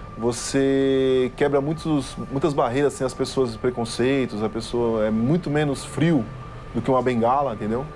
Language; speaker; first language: Portuguese; native; Portuguese